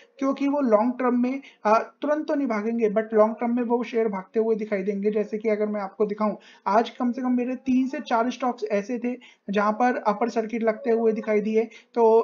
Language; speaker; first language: Hindi; native; Hindi